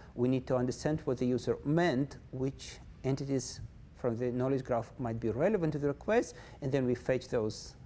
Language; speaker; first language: English; non-native, fluent; Russian